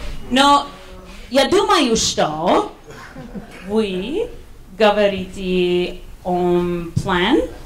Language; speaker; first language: Russian; non-native, learner; English